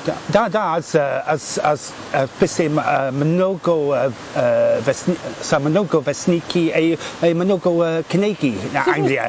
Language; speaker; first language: Bulgarian; non-native, learner; English